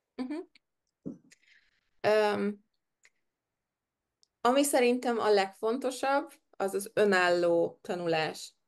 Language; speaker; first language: Hungarian; native; Hungarian